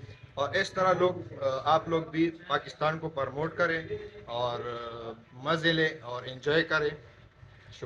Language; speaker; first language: Hindi; non-native, local second language; Pashto